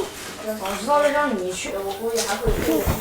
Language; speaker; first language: Chinese; native; Chinese